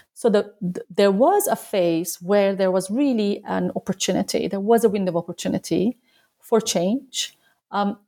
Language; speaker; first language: English; non-native, fluent; Turkish